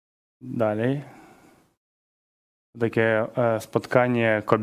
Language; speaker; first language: Polish; non-native, learner; Russian